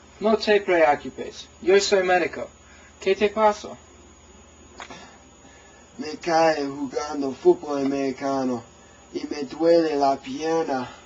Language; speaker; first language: Spanish; non-native, learner; English